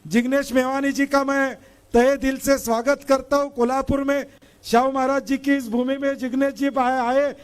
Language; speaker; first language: Hindi; non-native, local second language; Marathi